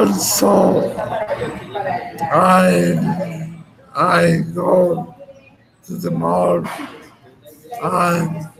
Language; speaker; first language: English; non-native, learner; Spanish